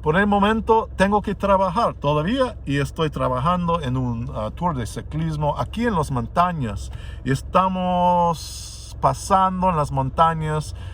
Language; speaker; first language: Spanish; non-native, fluent; English